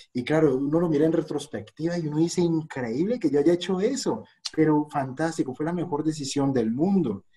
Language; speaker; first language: Spanish; native; Spanish